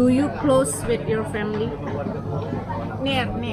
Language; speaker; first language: English; non-native, learner; Indonesian